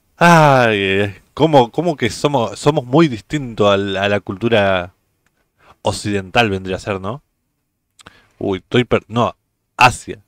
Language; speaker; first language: Spanish; native; Spanish